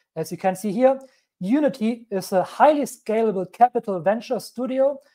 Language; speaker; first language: English; non-native, fluent; German